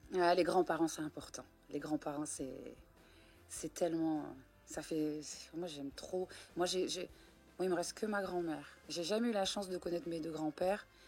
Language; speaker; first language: French; native; French